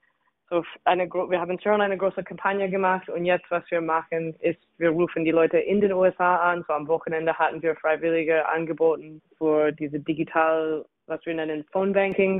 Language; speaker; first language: German; non-native, fluent; English